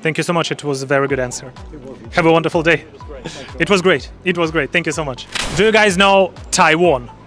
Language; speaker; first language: English; non-native, fluent; Polish